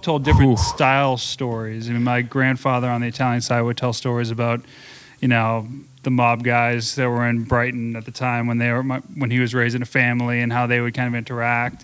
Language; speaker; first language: English; native; English